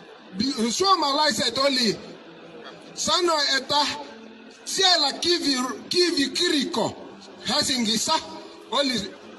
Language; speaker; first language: Finnish; non-native, learner; Igbo